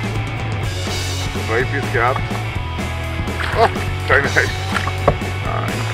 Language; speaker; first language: German; non-native, learner; French